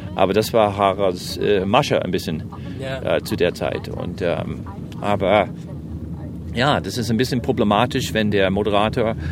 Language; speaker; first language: German; non-native, fluent; English